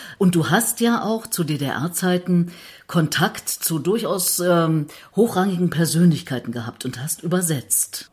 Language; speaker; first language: German; native; German